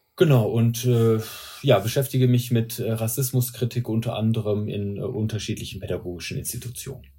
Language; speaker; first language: German; early bilingual, other home language; Persian